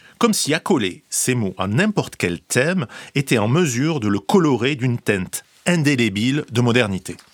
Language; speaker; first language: French; native; French